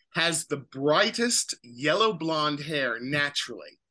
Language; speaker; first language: English; native; English